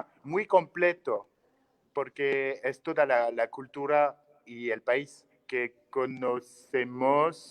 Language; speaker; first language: Spanish; non-native, learner; French